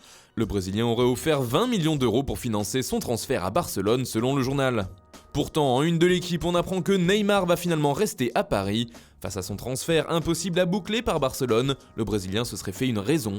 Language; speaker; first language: French; native; French